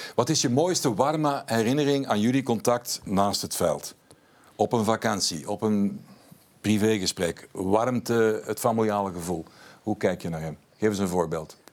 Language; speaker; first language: Dutch; native; Dutch